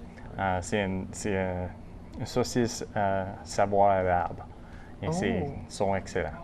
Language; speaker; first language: French; non-native, local second language; English